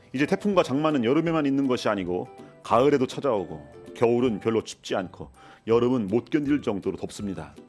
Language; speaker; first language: Korean; native; Korean